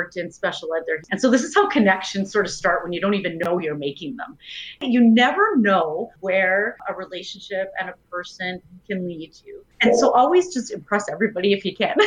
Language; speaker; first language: English; native; English